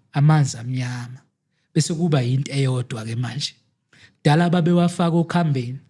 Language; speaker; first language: Zulu; native; Zulu